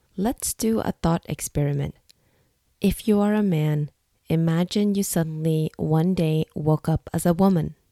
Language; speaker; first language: English; non-native, fluent; Norwegian